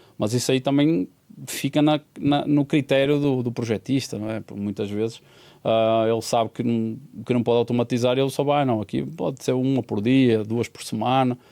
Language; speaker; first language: Portuguese; native; Portuguese